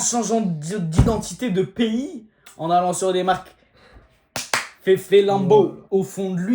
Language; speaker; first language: French; native; French